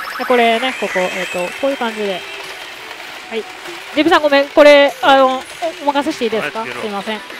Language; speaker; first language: Japanese; native; Japanese